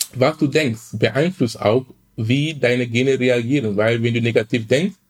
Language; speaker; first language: German; non-native, fluent; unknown